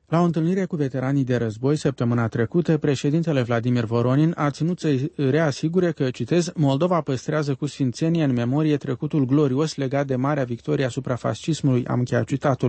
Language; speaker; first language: Romanian; native; Romanian